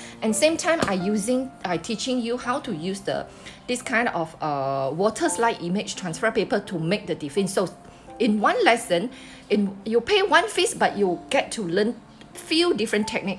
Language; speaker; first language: English; non-native, local second language; Chinese